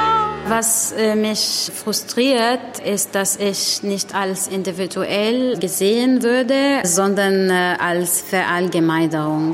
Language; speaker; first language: German; non-native, learner; Arabic